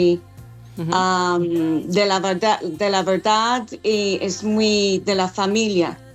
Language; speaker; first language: Spanish; non-native, learner; English